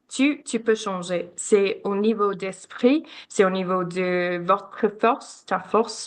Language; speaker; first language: French; non-native, learner; English